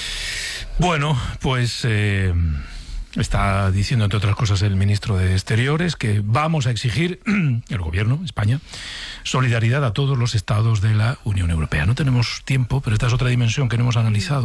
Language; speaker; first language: Spanish; native; Spanish